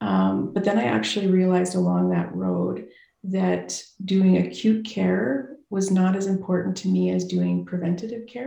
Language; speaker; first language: English; native; English